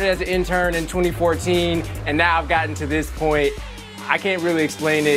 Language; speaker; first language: English; native; English